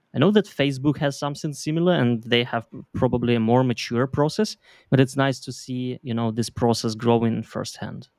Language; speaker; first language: English; non-native, fluent; Belarusian